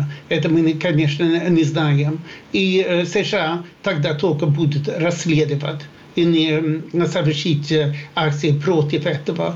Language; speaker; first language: Russian; non-native, fluent; Swedish